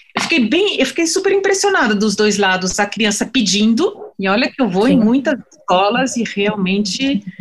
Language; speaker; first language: Portuguese; non-native, fluent; French